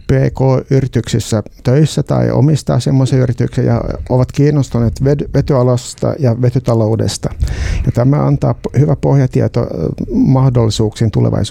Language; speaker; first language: Finnish; non-native, local second language; Swedish